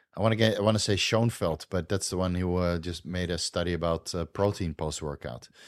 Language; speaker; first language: English; non-native, fluent; Dutch